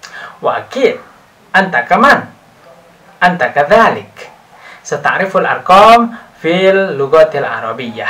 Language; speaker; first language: Arabic; non-native, learner; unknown